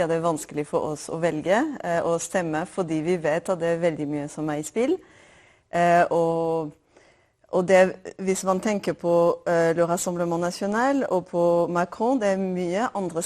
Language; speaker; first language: Norwegian; non-native, fluent; French